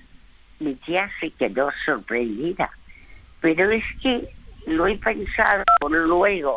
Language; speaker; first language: Spanish; early bilingual, other home language; French